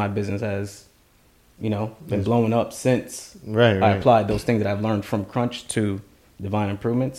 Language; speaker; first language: English; native; English